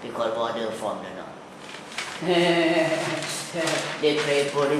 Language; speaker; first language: English; non-native, learner; Thai